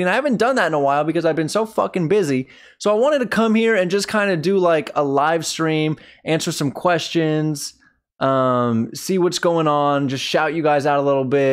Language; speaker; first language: English; native; English